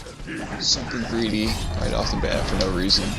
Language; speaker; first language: English; native; English